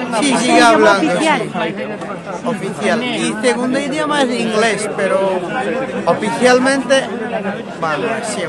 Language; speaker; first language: Spanish; non-native, learner; Bangla